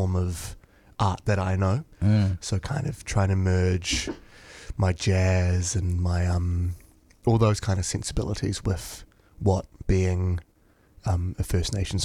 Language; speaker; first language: English; native; English